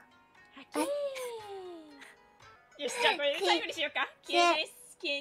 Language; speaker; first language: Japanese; native; Japanese